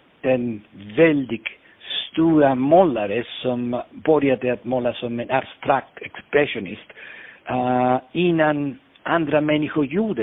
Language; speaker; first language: Swedish; non-native, fluent; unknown